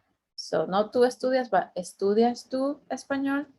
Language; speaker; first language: Spanish; non-native, fluent; English